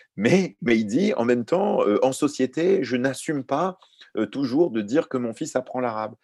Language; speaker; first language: French; early bilingual, other home language; Arabic